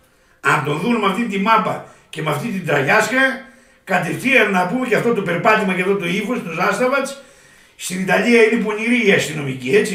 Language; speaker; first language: Greek; native; Greek